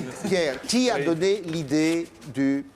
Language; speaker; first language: French; native; French